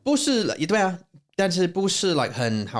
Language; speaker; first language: Chinese; non-native, learner; English